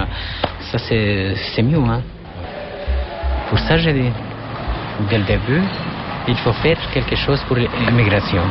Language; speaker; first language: French; non-native, learner; Albanian